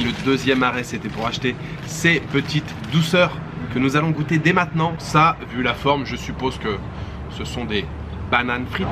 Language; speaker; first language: French; native; French